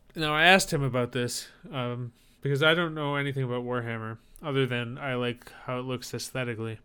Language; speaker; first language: English; native; English